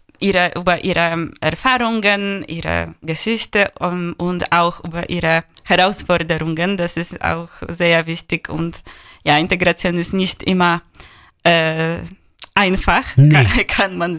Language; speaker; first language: German; non-native, fluent; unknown